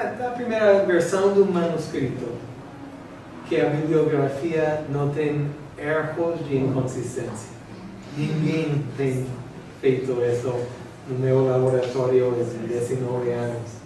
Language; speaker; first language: Portuguese; non-native, fluent; English